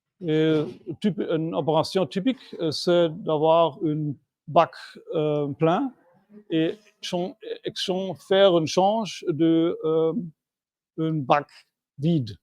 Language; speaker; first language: French; non-native, fluent; German